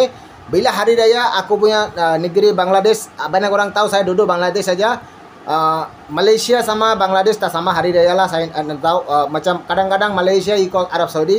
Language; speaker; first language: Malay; non-native, learner; Bangla